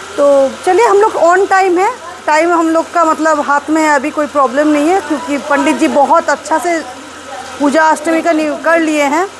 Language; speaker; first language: Hindi; non-native, local second language; Bangla